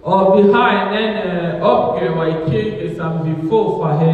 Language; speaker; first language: Danish; non-native, fluent; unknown